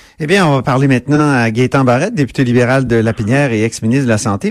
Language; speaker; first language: French; native; French